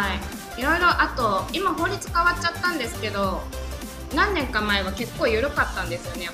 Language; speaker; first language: Japanese; native; Japanese